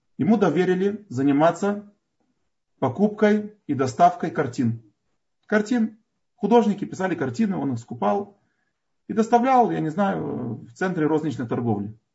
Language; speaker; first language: Russian; native; Russian